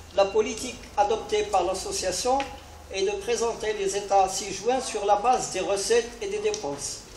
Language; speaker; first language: French; non-native, local second language; Arabic